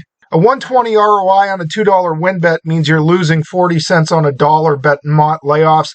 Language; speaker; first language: English; native; English